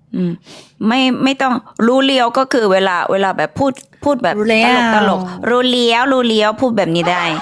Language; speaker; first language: Thai; non-native, fluent; Korean